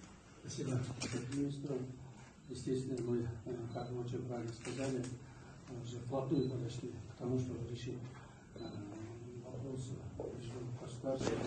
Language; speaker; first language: Russian; non-native, local second language; Kyrgyz